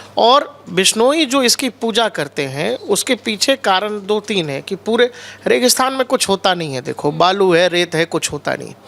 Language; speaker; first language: Hindi; native; Hindi